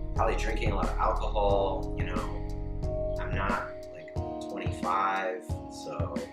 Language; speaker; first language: English; native; English